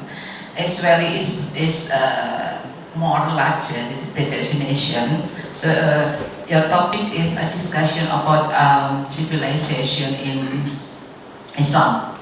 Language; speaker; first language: English; non-native, learner; Indonesian